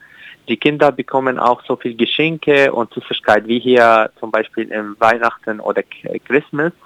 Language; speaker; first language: German; non-native, learner; Arabic